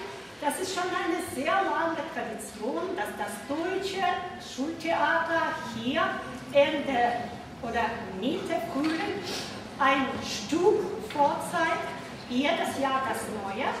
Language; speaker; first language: German; non-native, fluent; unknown